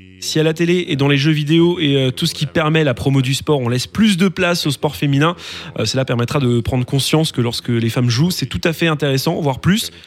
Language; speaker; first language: French; non-native, local second language; English